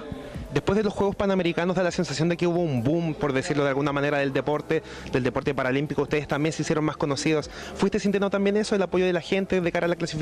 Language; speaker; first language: Spanish; native; Spanish